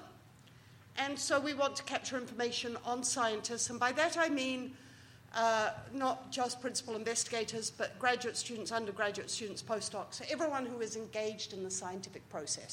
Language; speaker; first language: English; native; English